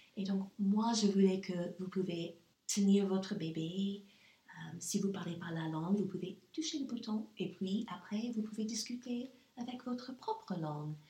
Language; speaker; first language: French; non-native, fluent; English